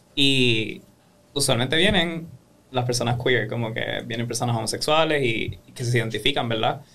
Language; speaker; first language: Spanish; native; Spanish